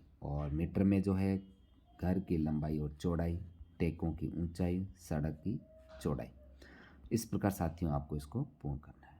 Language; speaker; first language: Hindi; native; Hindi